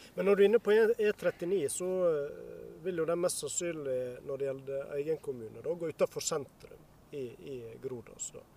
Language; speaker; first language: Norwegian; native; Norwegian